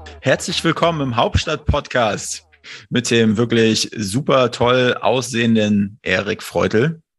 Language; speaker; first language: German; native; German